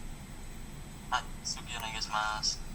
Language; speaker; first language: Japanese; non-native, learner; Indonesian